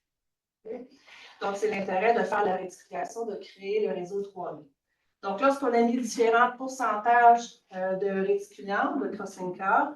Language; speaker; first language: French; native; French